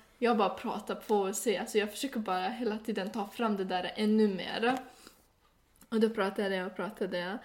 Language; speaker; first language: Swedish; non-native, fluent; Persian